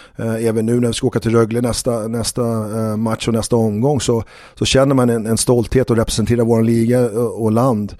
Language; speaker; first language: Swedish; native; Swedish